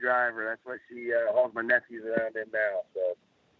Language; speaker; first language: English; native; English